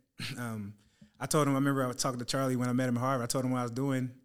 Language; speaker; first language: English; native; English